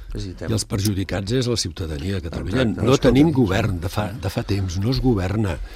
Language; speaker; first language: Catalan; native; Catalan